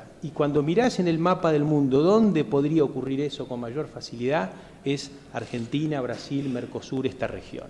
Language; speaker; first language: Spanish; native; Spanish